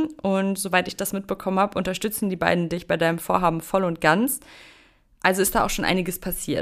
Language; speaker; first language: German; native; German